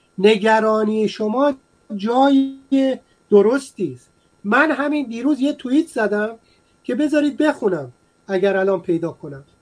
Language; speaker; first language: Persian; native; Persian